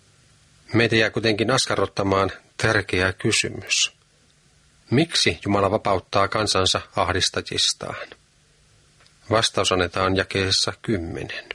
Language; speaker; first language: Finnish; native; Finnish